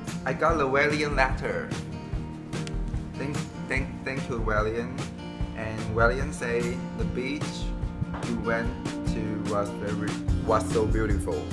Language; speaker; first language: English; non-native, learner; Chinese